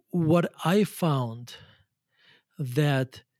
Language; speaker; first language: English; non-native, fluent; Russian